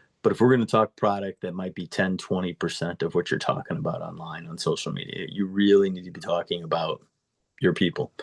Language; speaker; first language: English; native; English